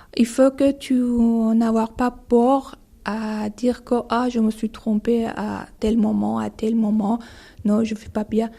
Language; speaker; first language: French; non-native, learner; Persian